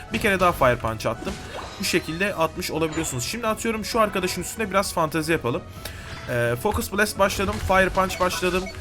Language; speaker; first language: Turkish; native; Turkish